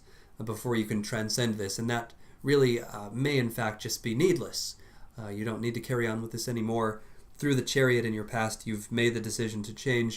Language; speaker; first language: English; native; English